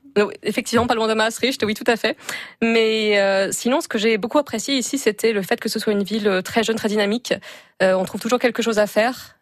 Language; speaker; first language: French; early bilingual, other home language; English